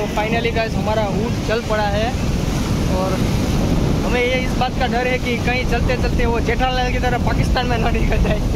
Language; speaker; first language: Hindi; non-native, local second language; Gujarati